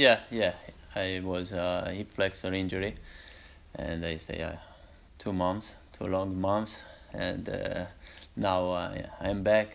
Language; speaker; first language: English; non-native, learner; Italian